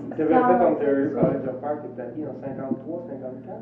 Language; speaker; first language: French; native; French